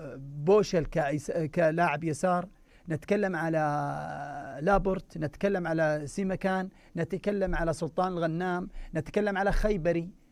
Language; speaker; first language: Arabic; native; Arabic